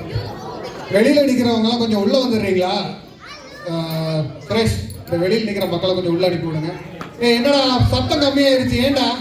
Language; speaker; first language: Tamil; native; Tamil